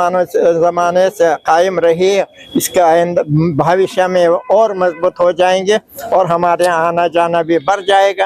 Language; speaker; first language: Hindi; non-native, fluent; Uzbek